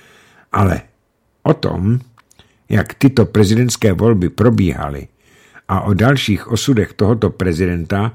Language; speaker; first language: Czech; native; Czech